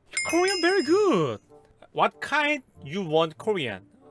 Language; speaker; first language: English; non-native, learner; Korean